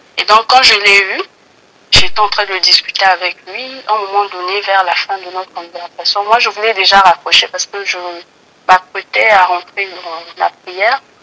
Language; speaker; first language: French; non-native, local second language; Lingala